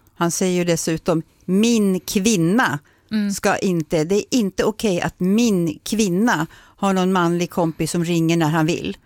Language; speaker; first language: Swedish; native; Swedish